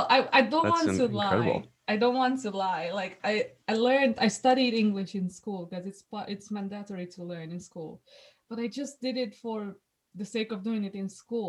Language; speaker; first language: English; non-native, fluent; Romanian